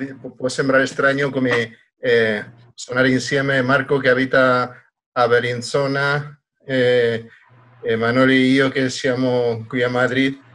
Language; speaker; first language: Italian; non-native, fluent; Spanish